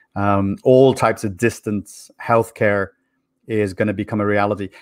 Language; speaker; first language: English; native; English